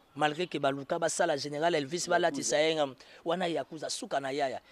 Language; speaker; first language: French; non-native, local second language; Lingala